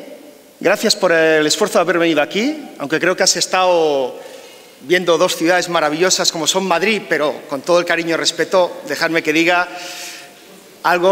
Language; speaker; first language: Spanish; native; Spanish